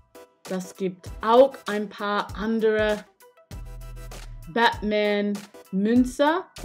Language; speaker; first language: German; non-native, fluent; English